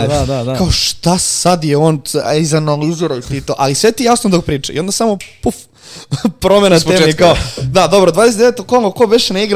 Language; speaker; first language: Serbian; native; Serbian